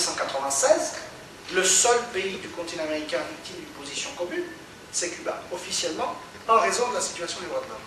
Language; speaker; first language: French; native; French